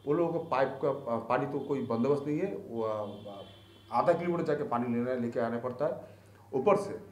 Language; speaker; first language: Hindi; non-native, local second language; Bangla